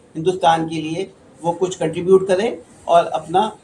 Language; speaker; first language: Hindi; non-native, local second language; Punjabi